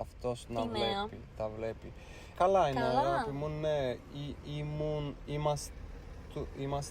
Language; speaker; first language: Greek; non-native, learner; Turkish